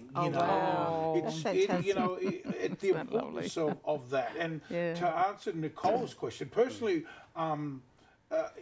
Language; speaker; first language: English; native; English